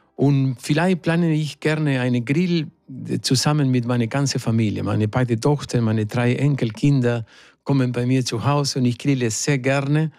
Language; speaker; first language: German; non-native, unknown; Spanish